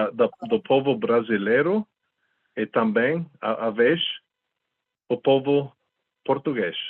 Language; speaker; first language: Portuguese; non-native, fluent; English